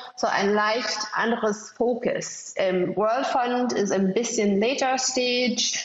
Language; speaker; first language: German; non-native, fluent; English